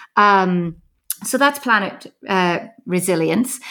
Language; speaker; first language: English; native; English